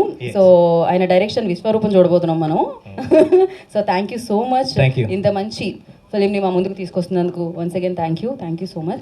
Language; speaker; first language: Telugu; native; Telugu